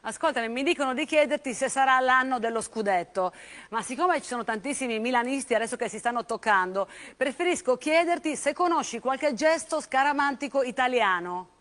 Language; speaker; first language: Italian; native; Italian